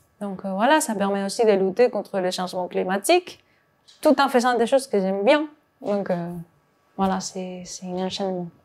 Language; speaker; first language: French; non-native, fluent; Spanish